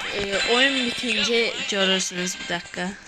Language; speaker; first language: Turkish; native; Turkish